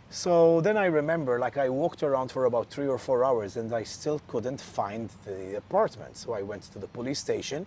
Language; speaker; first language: English; non-native, local second language; Maltese